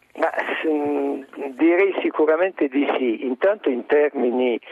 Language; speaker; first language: Italian; native; Italian